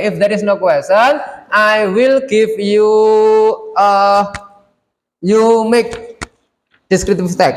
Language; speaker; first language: English; non-native, fluent; Indonesian